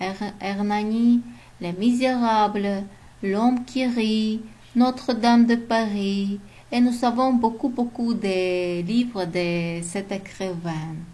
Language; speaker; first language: French; non-native, learner; Uzbek